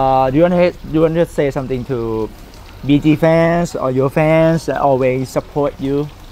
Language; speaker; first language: English; non-native, learner; Thai